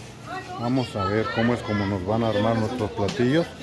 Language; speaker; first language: Spanish; native; Spanish